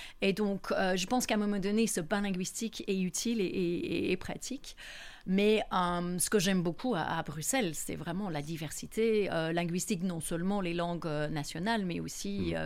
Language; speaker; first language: French; non-native, fluent; English